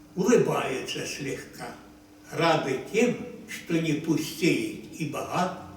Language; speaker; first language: Russian; non-native, local second language; Ukrainian